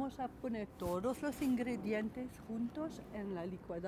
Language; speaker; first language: Spanish; non-native, fluent; English